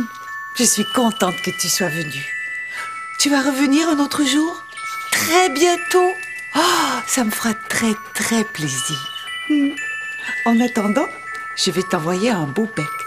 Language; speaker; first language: French; native; French